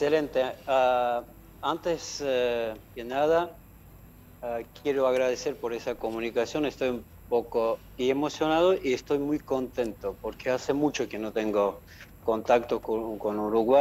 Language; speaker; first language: Spanish; non-native, fluent; Armenian